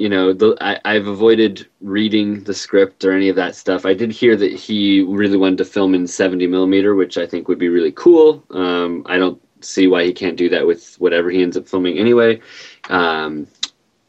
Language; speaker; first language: English; native; English